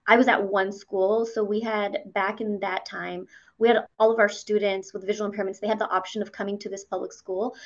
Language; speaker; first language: English; early bilingual, other home language; Spanish